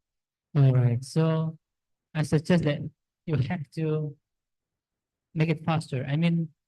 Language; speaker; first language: English; non-native, fluent; Indonesian